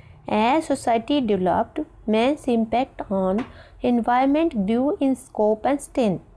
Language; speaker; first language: English; non-native, local second language; Hindi